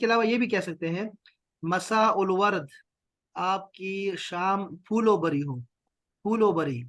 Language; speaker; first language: Urdu; native; Urdu